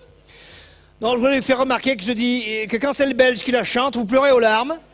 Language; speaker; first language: French; native; French